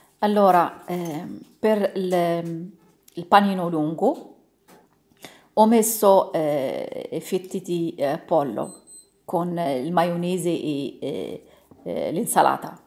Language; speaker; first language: Italian; non-native, learner; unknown